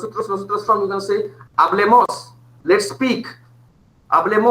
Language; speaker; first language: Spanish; non-native, fluent; Bangla